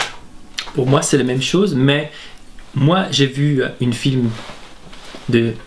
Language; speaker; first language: French; non-native, local second language; German